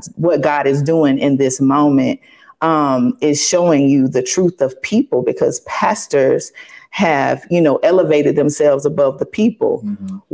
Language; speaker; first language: English; native; English